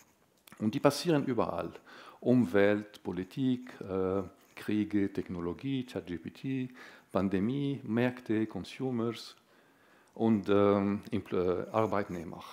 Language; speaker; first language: German; non-native, fluent; Arabic